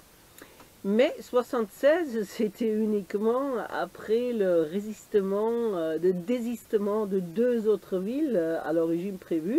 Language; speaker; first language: French; native; French